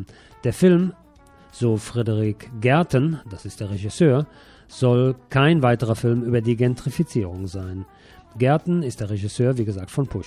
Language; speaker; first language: German; native; German